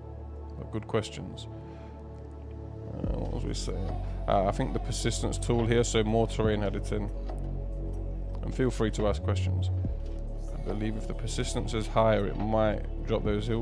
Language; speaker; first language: English; native; English